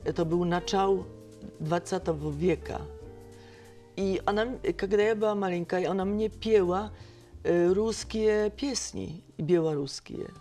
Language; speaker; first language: Russian; non-native, fluent; Polish